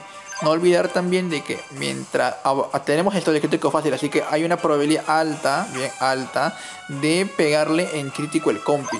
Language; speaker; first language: Spanish; native; Spanish